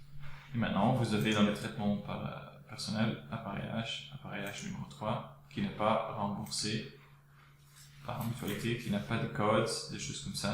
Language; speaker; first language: French; non-native, local second language; Dutch